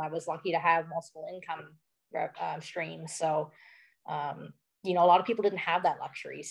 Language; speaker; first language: English; native; English